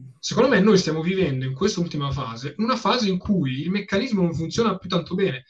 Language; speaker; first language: Italian; native; Italian